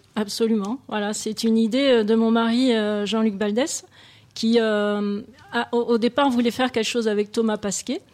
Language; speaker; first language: French; native; French